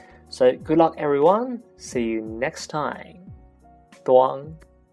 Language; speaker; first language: English; non-native, fluent; Chinese